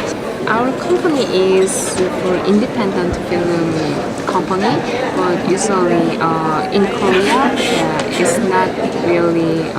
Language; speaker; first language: English; non-native, fluent; Korean